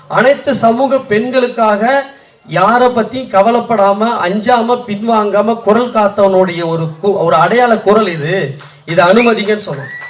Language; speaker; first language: Tamil; native; Tamil